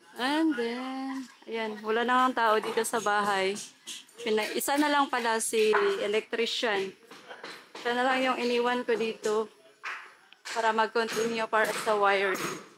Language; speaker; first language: Filipino; non-native, local second language; Cebuano